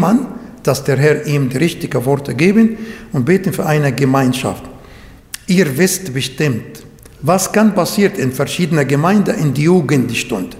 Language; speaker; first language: German; non-native, fluent; Arabic